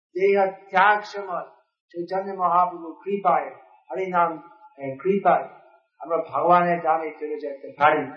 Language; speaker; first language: Bangla; non-native, fluent; English